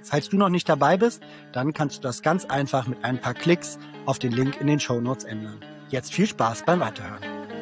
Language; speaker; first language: German; native; German